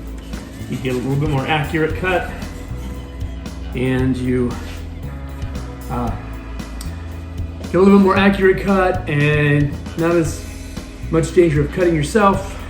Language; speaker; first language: English; native; English